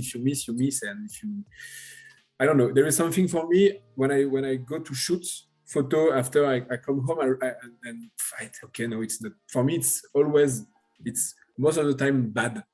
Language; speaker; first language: English; non-native, learner; French